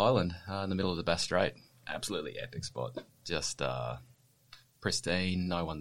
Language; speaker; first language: English; native; English